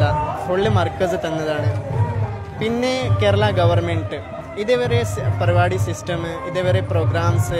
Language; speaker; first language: Malayalam; non-native, local second language; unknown